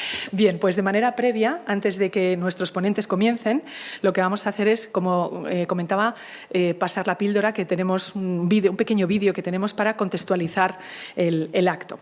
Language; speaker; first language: Spanish; native; Spanish